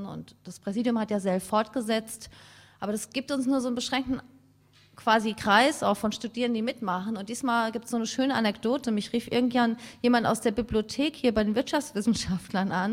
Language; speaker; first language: German; native; German